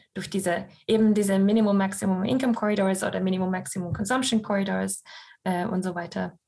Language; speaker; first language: German; non-native, fluent; English